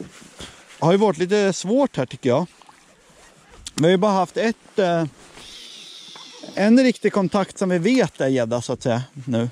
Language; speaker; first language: Swedish; native; Swedish